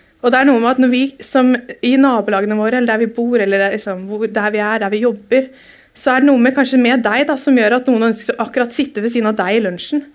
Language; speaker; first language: Norwegian; native; Norwegian